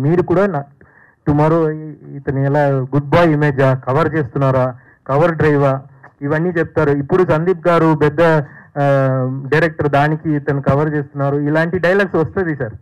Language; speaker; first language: Telugu; non-native, fluent; Tamil